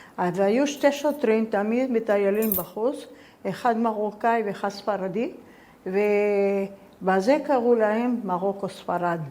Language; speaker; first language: Hebrew; early bilingual, other home language; Spanish